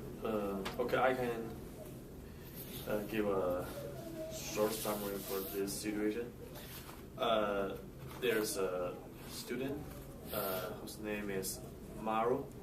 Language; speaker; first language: English; non-native, learner; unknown